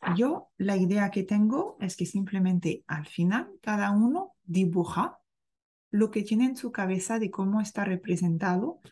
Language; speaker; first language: Spanish; non-native, fluent; French